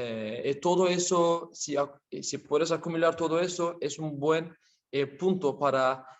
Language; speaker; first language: Spanish; non-native, learner; Turkish